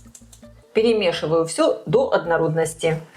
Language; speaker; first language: Russian; native; Russian